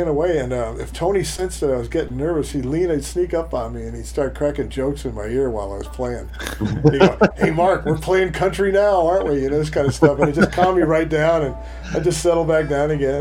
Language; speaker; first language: English; native; English